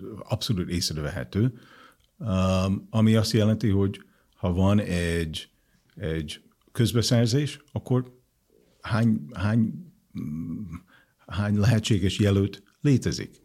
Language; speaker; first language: Hungarian; non-native, fluent; English